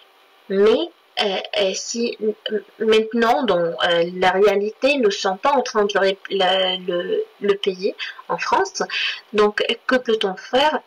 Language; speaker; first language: French; non-native, learner; Arabic